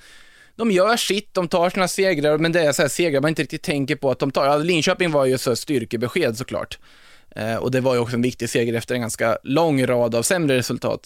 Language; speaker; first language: Swedish; native; Swedish